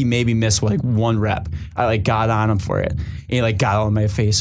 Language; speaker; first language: English; native; English